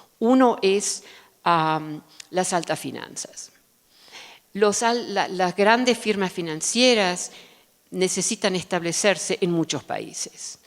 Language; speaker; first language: Spanish; early bilingual, other home language; Dutch